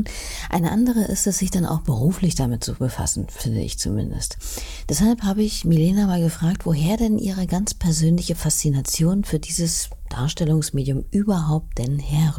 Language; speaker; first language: German; native; German